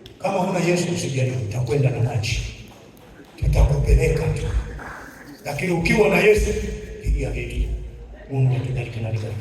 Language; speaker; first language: Swahili; native; Swahili